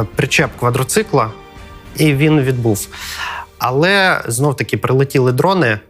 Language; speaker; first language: Ukrainian; native; Ukrainian